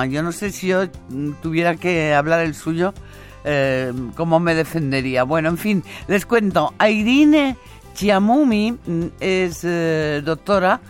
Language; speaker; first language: Spanish; native; Spanish